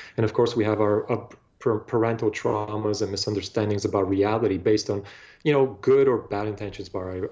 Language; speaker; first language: English; non-native, fluent; Bulgarian